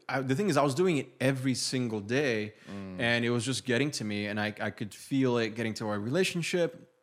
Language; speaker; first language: English; non-native, fluent; Portuguese